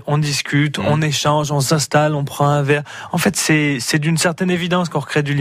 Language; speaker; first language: French; native; French